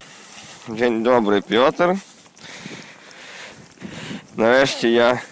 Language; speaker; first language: Polish; non-native, learner; Ukrainian